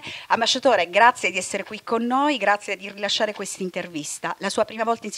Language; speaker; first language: Italian; native; Italian